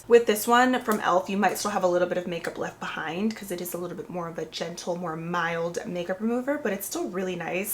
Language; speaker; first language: English; native; English